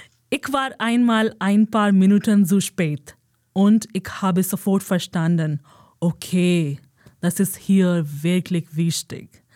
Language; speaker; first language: German; non-native, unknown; Hindi